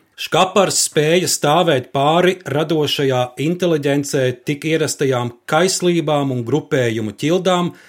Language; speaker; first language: Latvian; native; Latvian